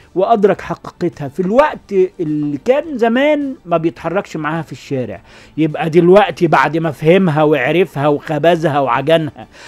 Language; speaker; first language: Arabic; native; Arabic